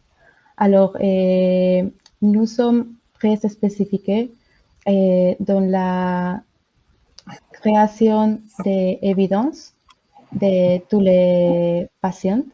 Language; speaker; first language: French; non-native, learner; Spanish